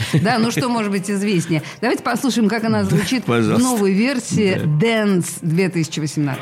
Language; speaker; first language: Russian; native; Russian